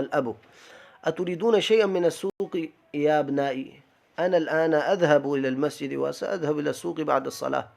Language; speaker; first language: Arabic; non-native, fluent; Urdu